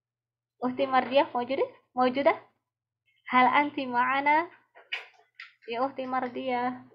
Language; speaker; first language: Arabic; non-native, fluent; Indonesian